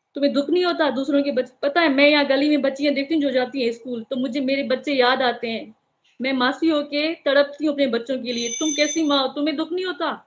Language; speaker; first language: Urdu; non-native, local second language; Sindhi